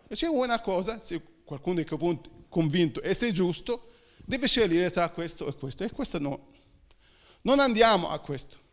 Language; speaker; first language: Italian; non-native, fluent; Arabic